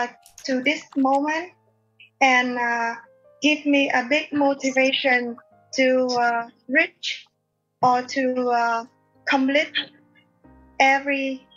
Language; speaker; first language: English; non-native, learner; Vietnamese